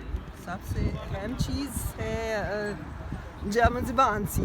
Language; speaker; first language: Hindi; non-native, learner; German